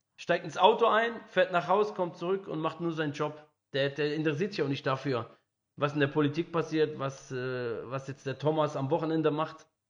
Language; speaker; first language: German; early bilingual, other home language; Arabic